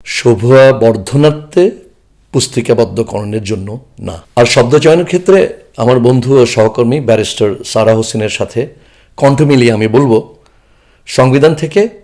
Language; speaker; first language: Bangla; non-native, local second language; Chakma